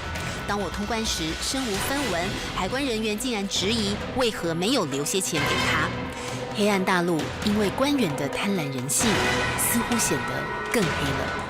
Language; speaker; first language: Chinese; native; Chinese